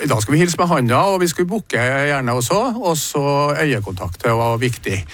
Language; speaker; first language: Norwegian; native; Norwegian